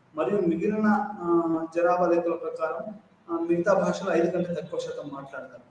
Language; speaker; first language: Telugu; non-native, local second language; Urdu